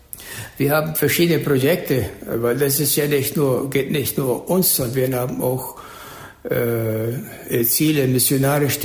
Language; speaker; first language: German; early bilingual, heritage; German